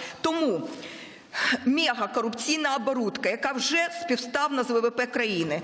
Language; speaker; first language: Ukrainian; non-native, local second language; Russian